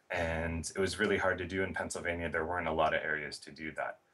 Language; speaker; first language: English; native; English